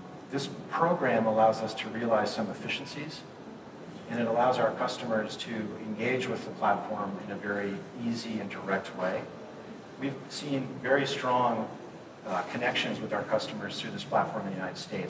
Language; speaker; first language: English; native; English